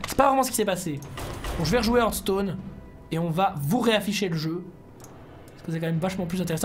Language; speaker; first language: French; native; French